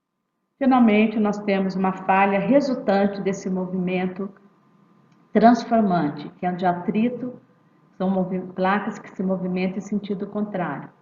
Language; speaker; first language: Portuguese; native; Portuguese